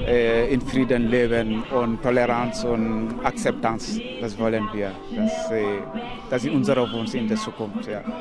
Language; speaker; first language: German; non-native, learner; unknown